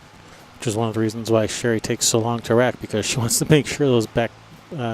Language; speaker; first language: English; native; English